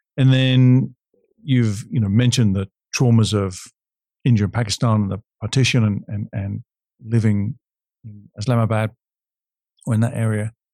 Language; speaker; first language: English; native; English